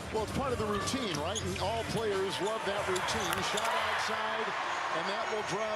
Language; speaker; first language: English; native; English